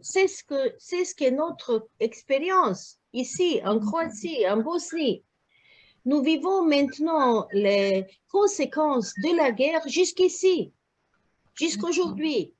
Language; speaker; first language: French; non-native, learner; Croatian